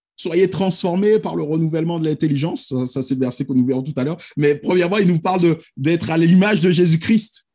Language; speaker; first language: French; native; French